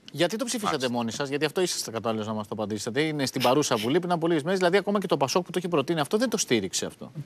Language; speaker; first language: Greek; native; Greek